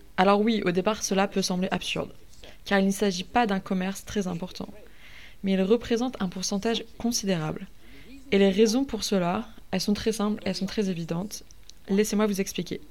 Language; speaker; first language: French; non-native, learner; English